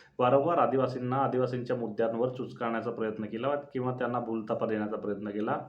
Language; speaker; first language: Marathi; non-native, local second language; Bhili